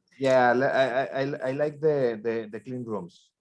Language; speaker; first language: English; non-native, learner; Spanish